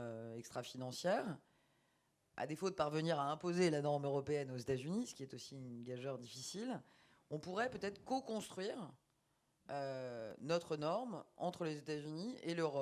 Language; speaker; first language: French; native; French